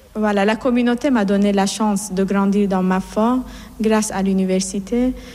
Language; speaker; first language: French; non-native, fluent; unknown